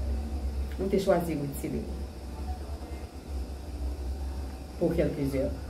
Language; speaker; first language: French; non-native, learner; Haitian Creole